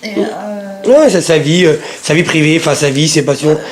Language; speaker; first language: French; native; French